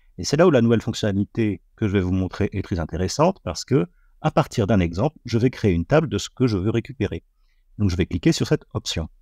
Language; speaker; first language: French; native; French